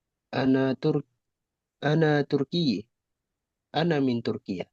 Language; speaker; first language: Arabic; non-native, learner; Indonesian